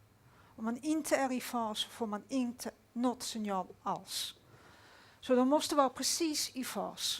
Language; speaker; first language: Swedish; non-native, fluent; Dutch